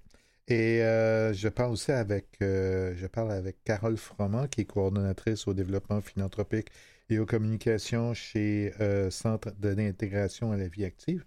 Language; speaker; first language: French; native; French